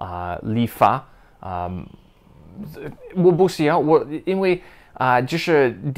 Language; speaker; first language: Chinese; non-native, learner; English